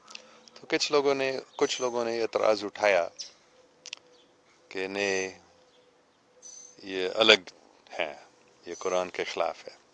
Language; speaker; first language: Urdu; non-native, fluent; English